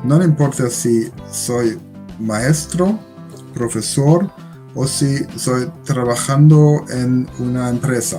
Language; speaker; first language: Spanish; non-native, learner; German